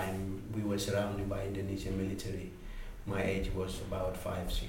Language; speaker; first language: English; non-native, learner; Indonesian